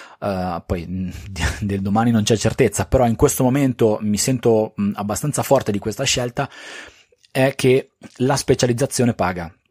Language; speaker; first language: Italian; native; Italian